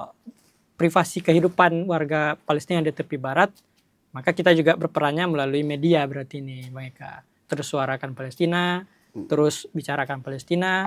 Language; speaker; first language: Indonesian; native; Indonesian